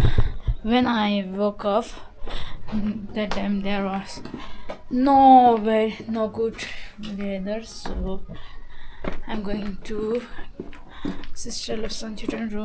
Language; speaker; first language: English; non-native, learner; Tibetan